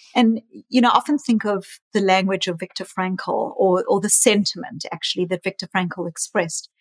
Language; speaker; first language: English; native; English